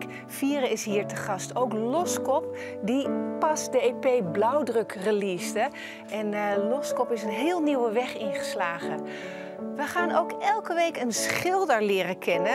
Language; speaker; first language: Dutch; native; Dutch